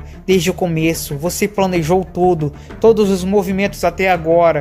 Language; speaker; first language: Portuguese; native; Portuguese